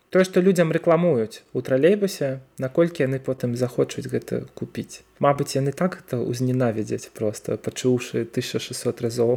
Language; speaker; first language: Belarusian; non-native, local second language; Russian